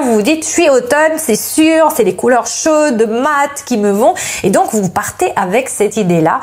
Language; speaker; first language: French; non-native, fluent; Italian